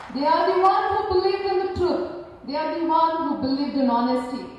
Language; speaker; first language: English; non-native, local second language; Kannada